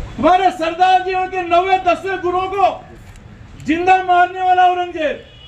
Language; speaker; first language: Hindi; non-native, local second language; Marathi